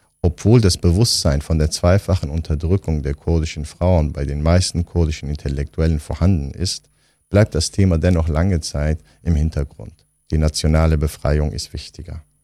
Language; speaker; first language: German; non-native, fluent; Kurdish